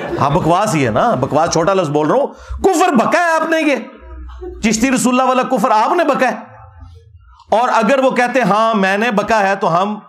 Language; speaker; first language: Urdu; non-native, local second language; Punjabi